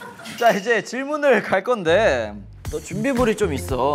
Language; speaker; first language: Korean; native; Korean